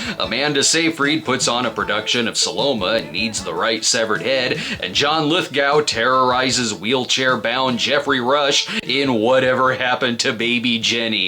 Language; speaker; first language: English; native; English